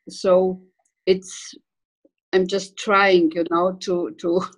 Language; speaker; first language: English; non-native, fluent; Polish